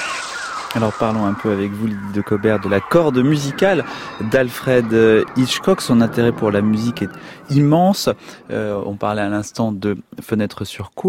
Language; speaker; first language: French; native; French